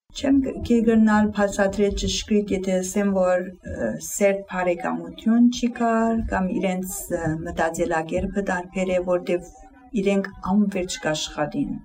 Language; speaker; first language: Armenian; early bilingual, heritage; Armenian